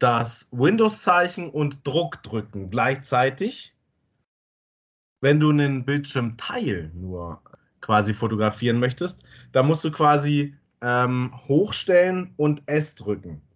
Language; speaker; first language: German; native; German